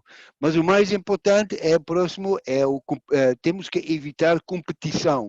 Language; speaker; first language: Portuguese; non-native, fluent; Dutch